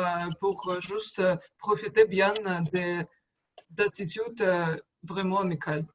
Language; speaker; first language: French; non-native, learner; Russian